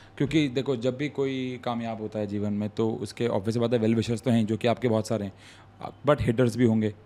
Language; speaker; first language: Hindi; native; Hindi